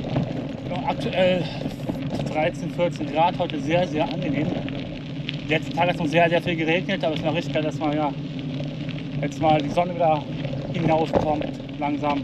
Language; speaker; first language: German; native; German